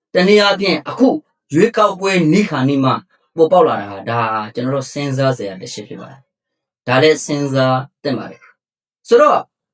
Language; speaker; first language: Burmese; native; Burmese